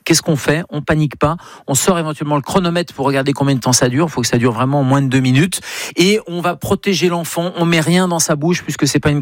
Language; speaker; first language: French; native; French